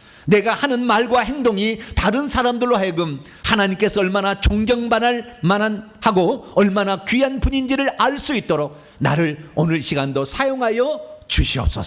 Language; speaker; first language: Korean; native; Korean